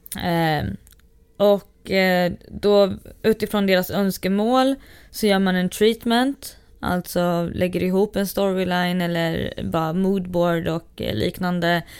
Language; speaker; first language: Swedish; native; Swedish